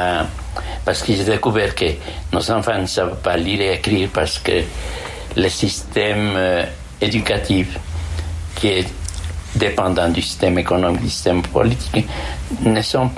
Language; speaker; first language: French; non-native, fluent; Spanish